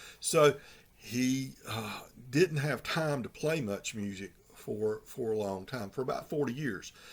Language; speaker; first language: English; native; English